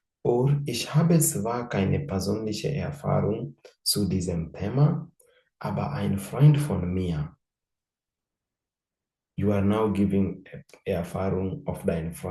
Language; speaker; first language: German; non-native, fluent; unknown